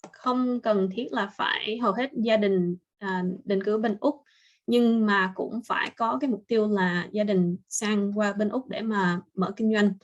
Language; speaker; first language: Vietnamese; early bilingual, heritage; Vietnamese